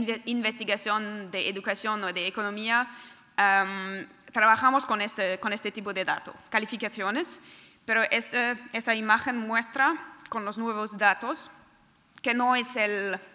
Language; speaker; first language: Spanish; non-native, fluent; German